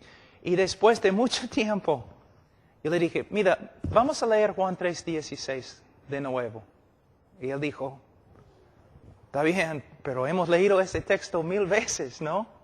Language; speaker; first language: Spanish; non-native, fluent; English